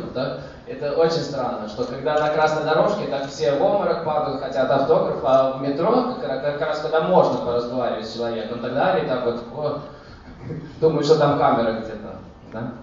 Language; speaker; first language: Russian; early bilingual, heritage; Russian